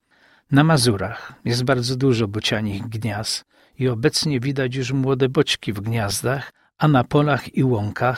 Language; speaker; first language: Polish; native; Polish